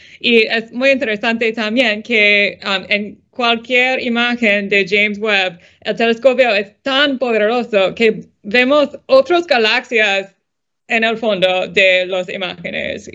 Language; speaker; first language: Spanish; non-native, fluent; English